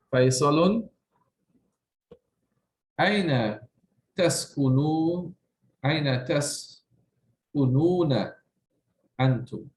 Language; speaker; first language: Arabic; non-native, fluent; English